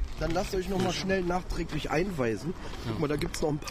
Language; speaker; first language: German; native; German